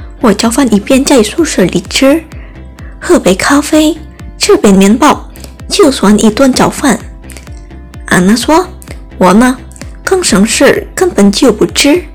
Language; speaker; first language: Chinese; non-native, learner; Indonesian